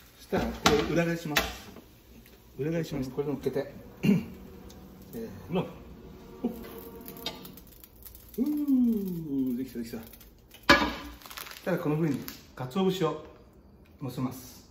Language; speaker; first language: Japanese; native; Japanese